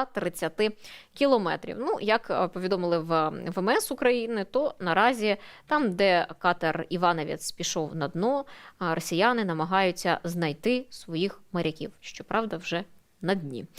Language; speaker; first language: Ukrainian; native; Ukrainian